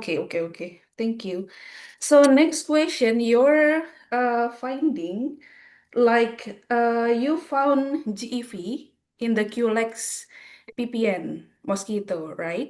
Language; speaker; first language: English; non-native, fluent; Indonesian